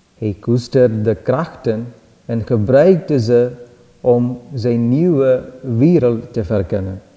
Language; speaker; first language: Dutch; non-native, fluent; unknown